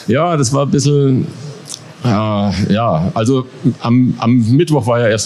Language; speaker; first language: German; native; German